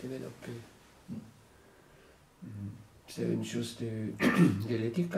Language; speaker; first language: French; non-native, learner; German